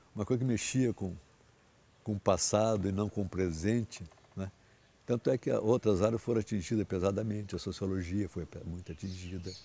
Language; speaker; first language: Portuguese; native; Portuguese